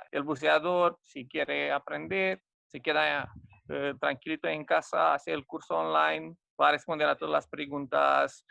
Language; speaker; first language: Spanish; non-native, fluent; Romanian